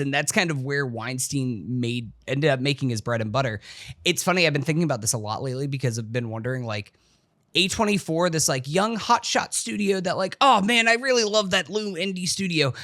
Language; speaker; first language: English; native; English